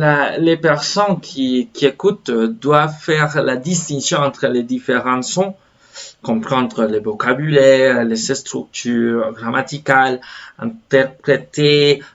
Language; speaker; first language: French; non-native, fluent; Spanish